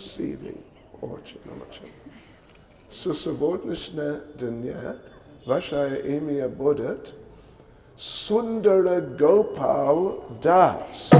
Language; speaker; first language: Russian; non-native, learner; English